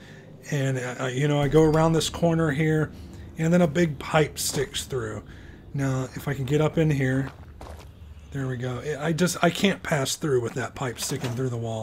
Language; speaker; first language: English; native; English